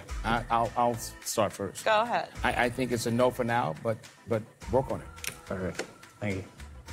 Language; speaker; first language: English; native; English